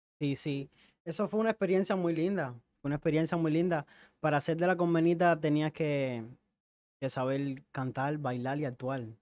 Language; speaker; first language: Spanish; native; Spanish